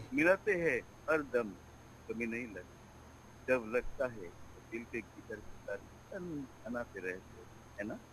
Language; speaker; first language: Hindi; non-native, local second language; Bangla